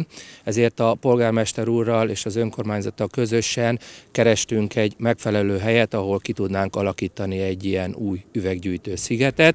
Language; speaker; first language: Hungarian; native; Hungarian